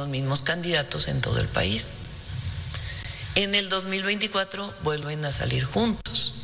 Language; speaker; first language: Spanish; native; Spanish